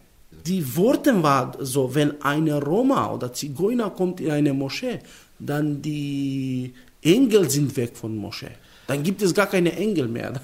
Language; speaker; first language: German; non-native, learner; Macedonian